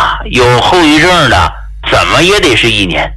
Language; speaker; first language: Chinese; native; Chinese